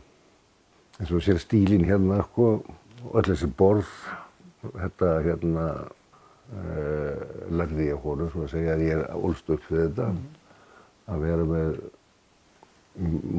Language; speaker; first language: Icelandic; native; Icelandic